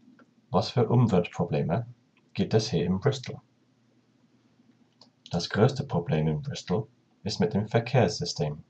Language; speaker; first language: German; non-native, learner; English